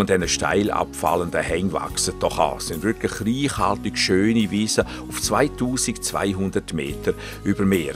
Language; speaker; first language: German; native; German